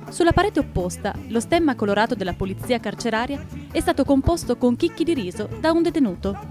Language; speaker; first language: Italian; native; Italian